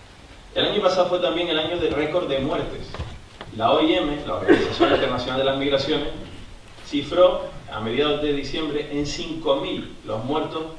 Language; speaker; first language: Spanish; native; Spanish